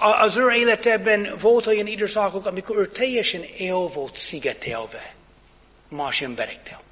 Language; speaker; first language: Hungarian; non-native, fluent; English